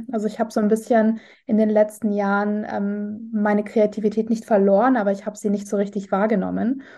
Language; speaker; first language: German; native; German